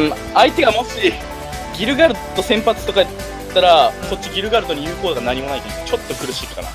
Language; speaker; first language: Japanese; native; Japanese